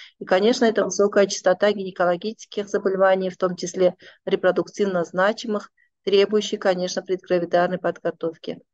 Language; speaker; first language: Russian; non-native, local second language; Uzbek